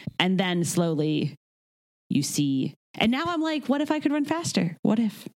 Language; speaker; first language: English; native; English